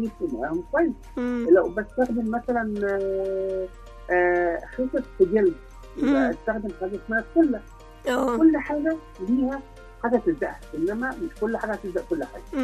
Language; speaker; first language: Arabic; native; Arabic